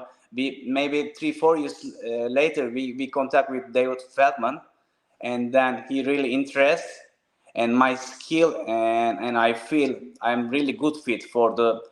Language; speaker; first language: English; non-native, learner; Turkish